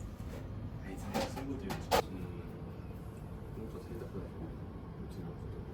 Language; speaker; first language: Japanese; native; Japanese